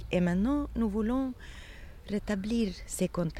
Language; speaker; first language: French; non-native, fluent; Swedish